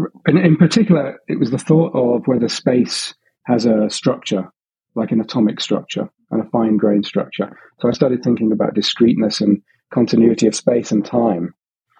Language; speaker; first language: English; native; English